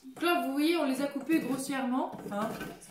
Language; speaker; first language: French; native; French